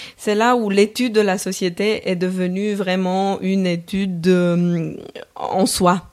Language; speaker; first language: French; non-native, fluent; Romanian